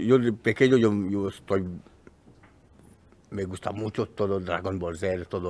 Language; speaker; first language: Spanish; non-native, learner; French